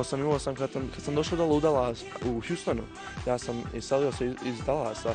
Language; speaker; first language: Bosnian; early bilingual, heritage; Croatian